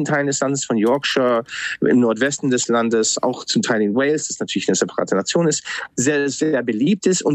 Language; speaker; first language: German; non-native, fluent; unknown